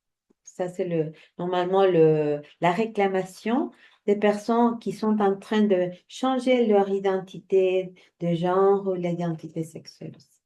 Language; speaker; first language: French; non-native, fluent; Spanish